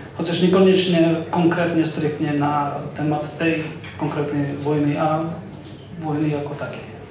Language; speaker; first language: Polish; non-native, fluent; Georgian